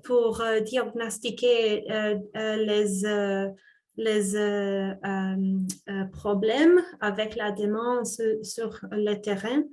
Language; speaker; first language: French; non-native, fluent; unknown